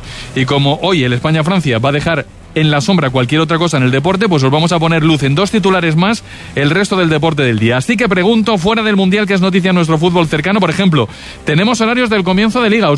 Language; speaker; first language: Spanish; native; Spanish